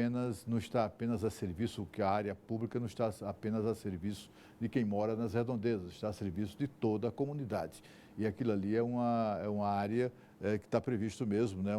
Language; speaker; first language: Portuguese; native; Portuguese